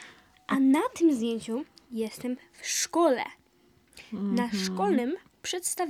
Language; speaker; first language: Polish; early bilingual, heritage; Polish